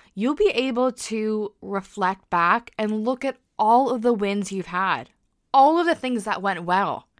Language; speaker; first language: English; native; English